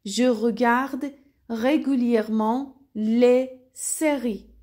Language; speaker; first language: French; non-native, fluent; Persian